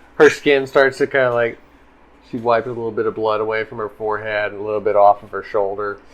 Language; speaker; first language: English; native; English